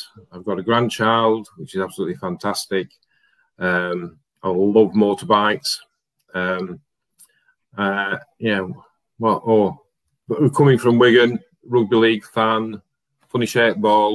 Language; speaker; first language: English; native; English